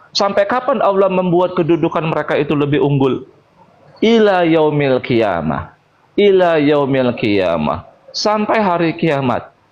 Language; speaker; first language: Indonesian; native; Indonesian